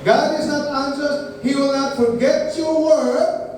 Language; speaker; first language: English; non-native, local second language; Filipino